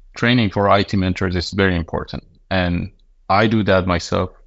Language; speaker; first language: English; non-native, fluent; Persian